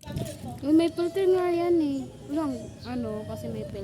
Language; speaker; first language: Filipino; native; Filipino